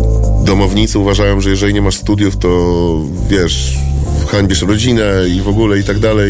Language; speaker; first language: Polish; native; Polish